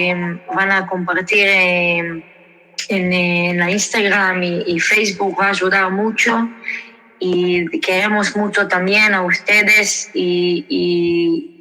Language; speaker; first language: Spanish; early bilingual, heritage; Spanish